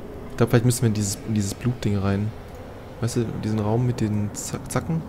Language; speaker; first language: German; native; German